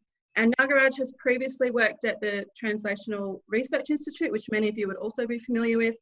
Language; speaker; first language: English; native; English